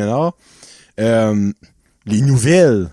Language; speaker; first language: French; native; French